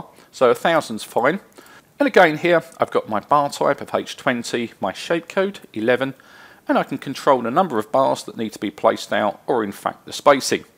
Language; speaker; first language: English; native; English